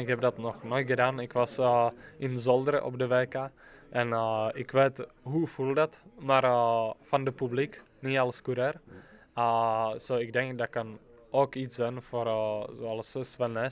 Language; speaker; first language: Dutch; non-native, fluent; Czech